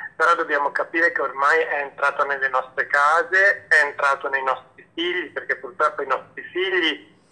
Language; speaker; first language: Italian; native; Italian